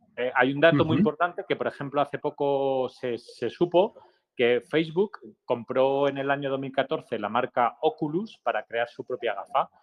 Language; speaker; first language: Spanish; native; Spanish